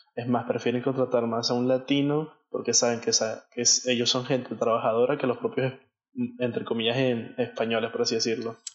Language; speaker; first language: Spanish; native; Spanish